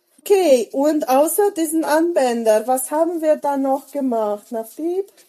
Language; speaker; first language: German; native; German